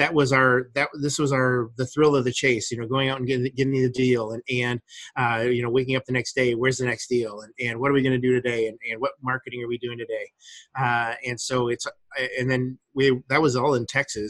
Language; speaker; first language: English; native; English